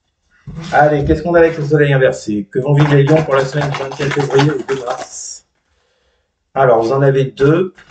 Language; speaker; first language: French; native; French